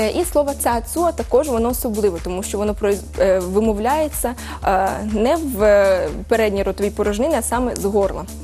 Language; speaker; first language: Ukrainian; early bilingual, heritage; Ukrainian